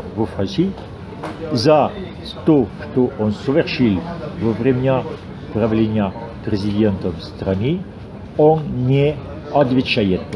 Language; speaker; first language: Russian; non-native, fluent; French